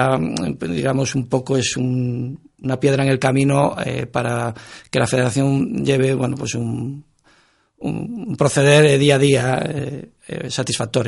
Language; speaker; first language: Spanish; native; Spanish